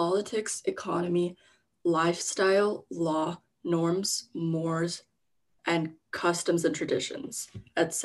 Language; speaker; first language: English; native; English